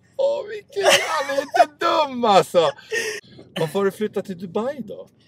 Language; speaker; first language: Swedish; native; Swedish